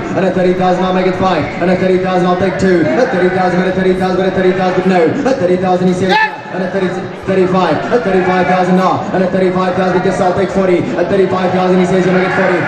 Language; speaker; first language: English; non-native, local second language; Afrikaans